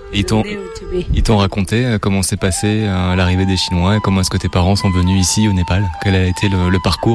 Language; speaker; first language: French; native; French